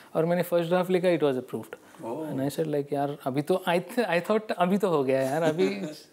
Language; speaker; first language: Hindi; non-native, local second language; Marathi